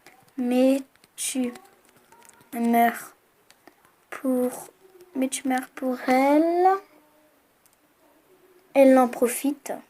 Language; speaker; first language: French; native; French